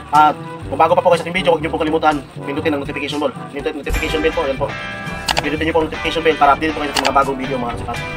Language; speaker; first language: Filipino; non-native, local second language; Cebuano